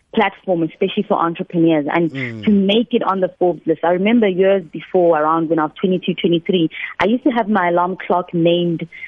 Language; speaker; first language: English; non-native, local second language; Northern Sotho